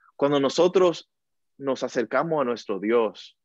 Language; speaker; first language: Spanish; early bilingual, heritage; Spanish